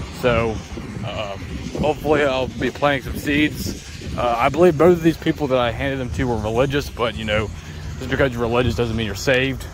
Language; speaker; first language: English; native; English